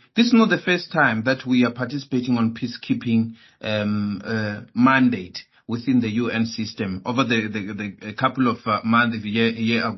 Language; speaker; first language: English; non-native, local second language; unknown